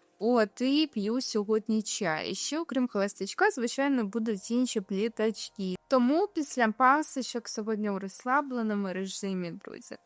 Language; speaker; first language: Ukrainian; native; Ukrainian